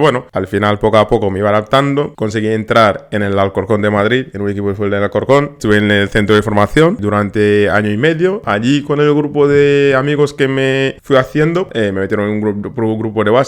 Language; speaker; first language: Spanish; non-native, fluent; Wolof